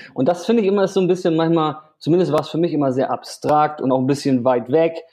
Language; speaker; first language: German; native; German